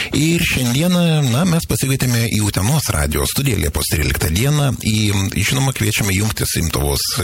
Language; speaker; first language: Lithuanian; native; Lithuanian